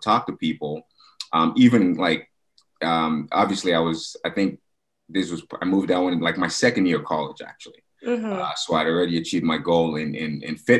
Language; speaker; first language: English; non-native, local second language; Yoruba